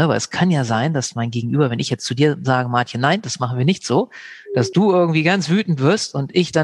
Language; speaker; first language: German; native; German